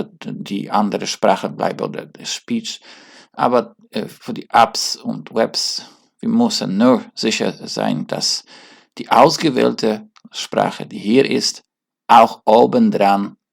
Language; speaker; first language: German; non-native, learner; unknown